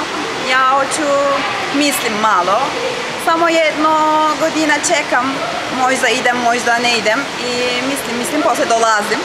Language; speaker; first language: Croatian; non-native, learner; Turkish